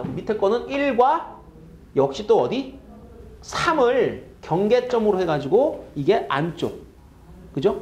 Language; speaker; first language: Korean; native; Korean